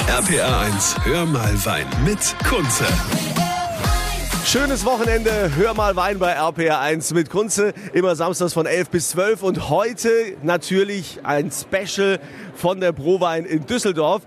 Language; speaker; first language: German; native; German